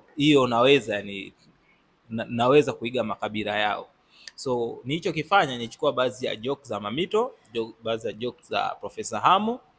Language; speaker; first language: Swahili; native; Swahili